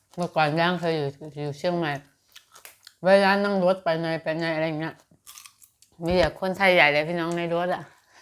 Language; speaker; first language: Thai; native; Thai